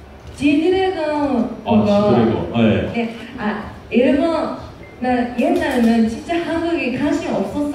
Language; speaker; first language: Korean; non-native, learner; Japanese